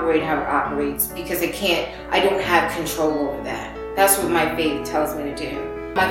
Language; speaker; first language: English; native; English